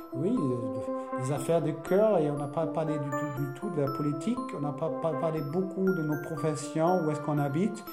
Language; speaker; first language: French; non-native, fluent; German